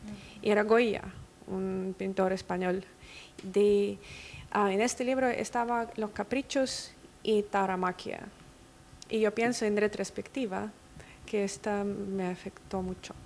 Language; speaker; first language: Spanish; non-native, fluent; Russian